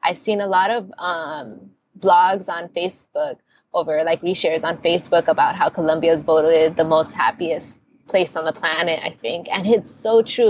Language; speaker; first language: English; early bilingual, other home language; Spanish